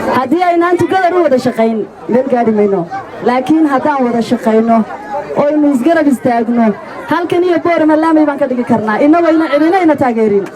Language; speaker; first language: Somali; native; Somali